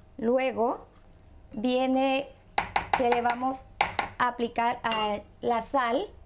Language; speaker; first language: Spanish; native; Spanish